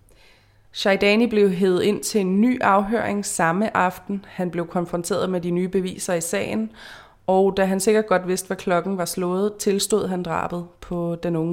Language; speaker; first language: Danish; native; Danish